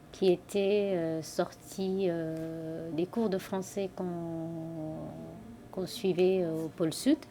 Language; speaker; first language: French; non-native, fluent; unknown